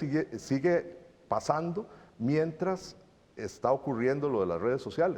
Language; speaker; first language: Spanish; native; Spanish